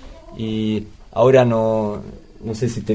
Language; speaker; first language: Spanish; non-native, fluent; Italian